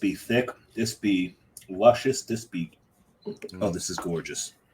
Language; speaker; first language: English; native; English